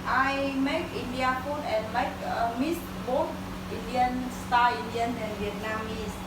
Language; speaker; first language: English; non-native, learner; Vietnamese